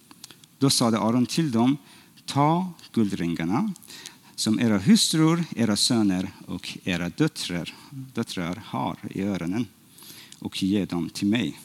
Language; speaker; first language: Swedish; non-native, fluent; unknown